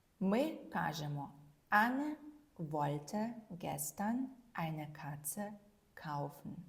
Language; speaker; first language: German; non-native, fluent; Ukrainian